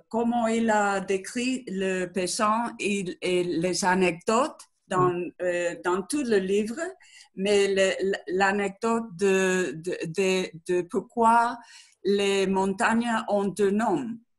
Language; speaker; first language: French; non-native, learner; Spanish